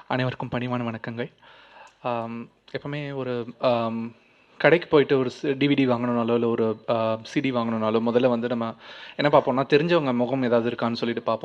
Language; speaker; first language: Tamil; native; Tamil